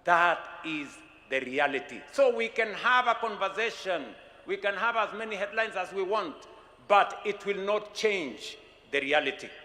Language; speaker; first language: English; non-native, local second language; Kalenjin